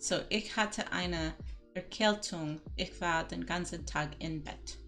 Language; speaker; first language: German; non-native, learner; Spanish